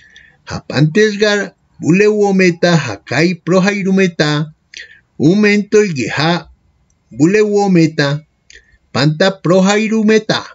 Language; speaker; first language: Greek; non-native, fluent; Spanish